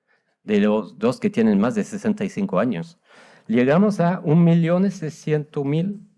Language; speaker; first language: Spanish; non-native, fluent; French